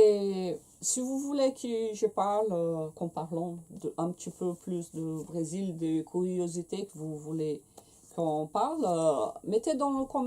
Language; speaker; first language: French; non-native, fluent; Portuguese